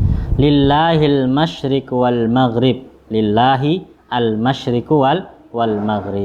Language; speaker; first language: Arabic; non-native, fluent; Indonesian